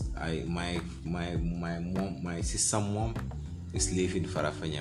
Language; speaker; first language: English; non-native, fluent; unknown